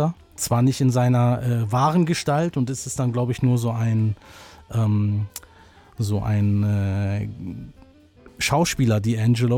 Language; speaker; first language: German; native; German